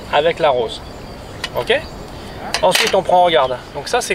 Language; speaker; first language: French; native; French